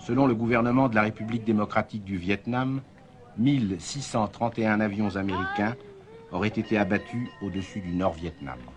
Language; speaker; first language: French; native; French